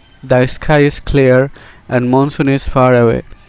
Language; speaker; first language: English; non-native, local second language; Bangla